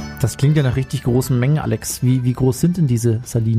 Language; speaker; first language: German; native; German